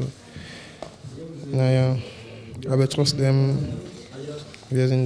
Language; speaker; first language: German; non-native, learner; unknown